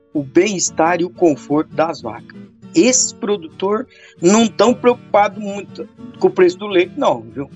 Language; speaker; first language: Portuguese; native; Portuguese